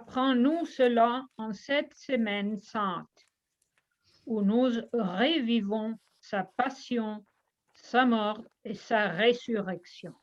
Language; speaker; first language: French; non-native, fluent; Spanish